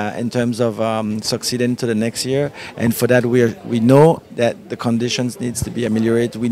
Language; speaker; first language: English; early bilingual, other home language; French